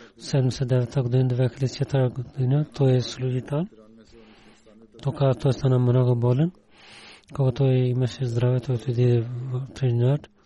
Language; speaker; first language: Bulgarian; non-native, learner; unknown